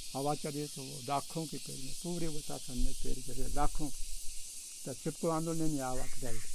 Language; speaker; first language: Hindi; native; Hindi